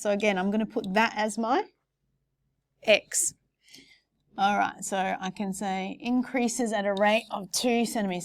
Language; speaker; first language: English; native; English